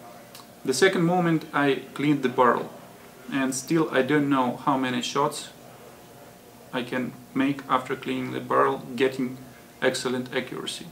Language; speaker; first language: English; non-native, fluent; Russian